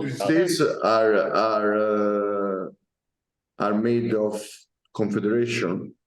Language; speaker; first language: English; non-native, learner; Italian